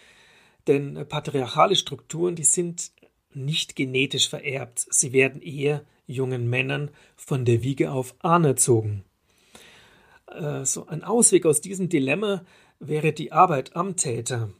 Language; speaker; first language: German; native; German